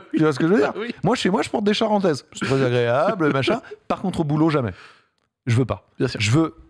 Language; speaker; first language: French; native; French